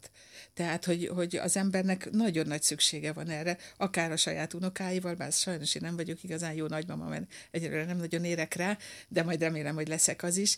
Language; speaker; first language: Hungarian; native; Hungarian